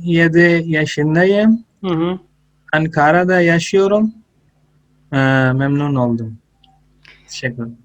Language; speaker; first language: Turkish; non-native, learner; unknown